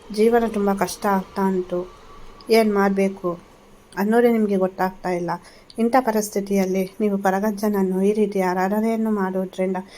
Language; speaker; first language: Kannada; native; Kannada